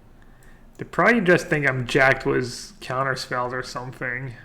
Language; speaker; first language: English; non-native, fluent; French